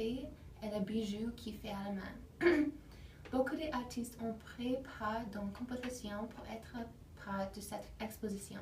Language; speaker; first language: French; non-native, learner; English